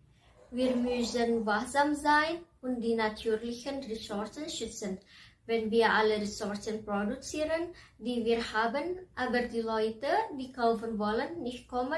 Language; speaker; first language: German; non-native, learner; Indonesian